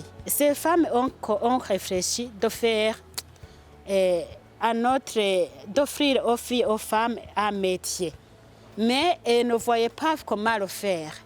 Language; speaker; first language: French; non-native, local second language; Rundi